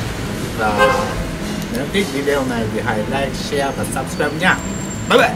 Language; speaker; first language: Vietnamese; non-native, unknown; Japanese